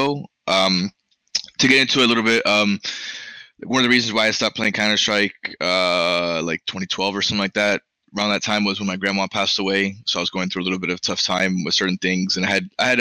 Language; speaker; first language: English; early bilingual, other home language; Spanish